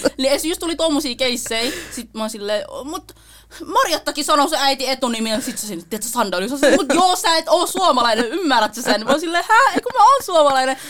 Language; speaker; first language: Finnish; early bilingual, other home language; Vietnamese